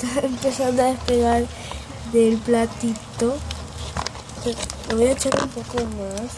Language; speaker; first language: Spanish; native; Spanish